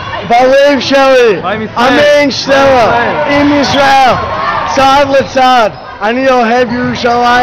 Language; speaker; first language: Hebrew; non-native, learner; English